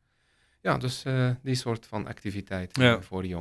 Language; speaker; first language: Dutch; non-native, learner; Arabic